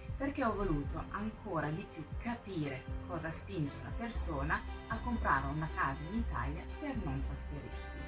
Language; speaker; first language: Italian; non-native, fluent; French